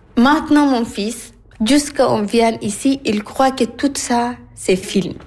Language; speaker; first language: French; non-native, learner; Arabic